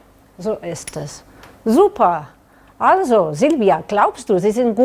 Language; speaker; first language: German; non-native, learner; Catalan